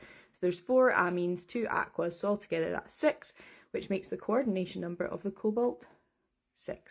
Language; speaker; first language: English; native; English